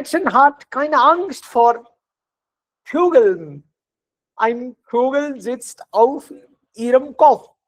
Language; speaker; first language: German; non-native, fluent; Hindi